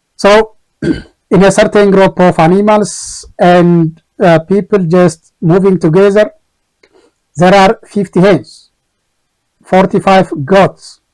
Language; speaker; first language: English; non-native, local second language; Amharic